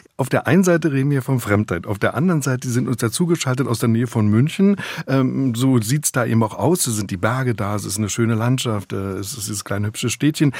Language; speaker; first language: German; native; German